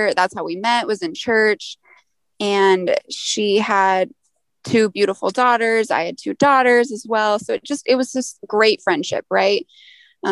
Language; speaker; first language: English; native; English